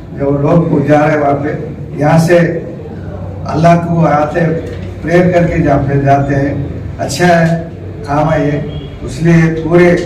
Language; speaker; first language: Hindi; non-native, local second language; Urdu